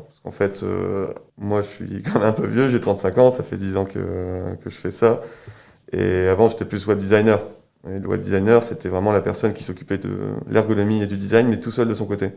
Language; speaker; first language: French; native; French